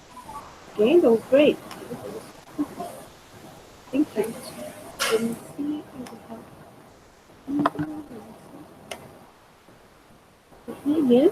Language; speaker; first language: English; non-native, fluent; Spanish